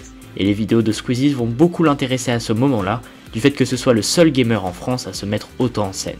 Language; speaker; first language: French; native; French